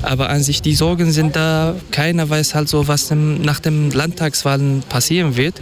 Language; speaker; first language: German; non-native, fluent; Kurdish